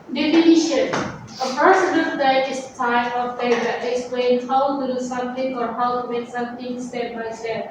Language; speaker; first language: English; non-native, learner; Indonesian